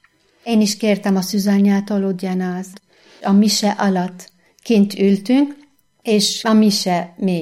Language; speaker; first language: Hungarian; non-native, fluent; Arabic